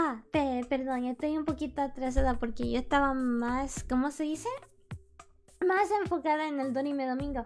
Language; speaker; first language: Spanish; early bilingual, heritage; Spanish